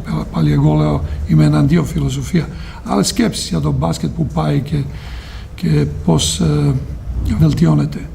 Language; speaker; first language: Greek; non-native, fluent; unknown